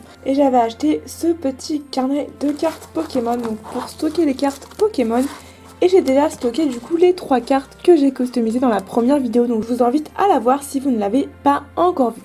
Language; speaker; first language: French; native; French